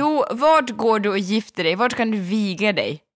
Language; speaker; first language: Swedish; native; Swedish